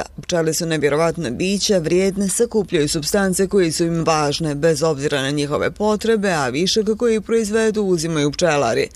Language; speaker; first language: Serbian; native; Serbian